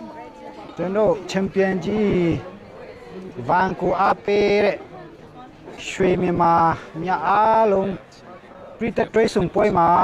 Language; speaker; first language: Burmese; non-native, local second language; Hakha Chin